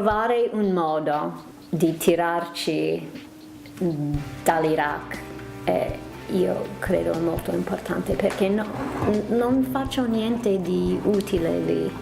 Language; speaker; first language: Italian; non-native, learner; English